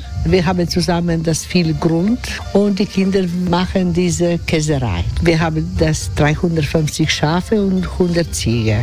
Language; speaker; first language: German; non-native, learner; Croatian